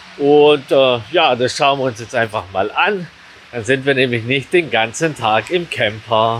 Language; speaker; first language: German; native; German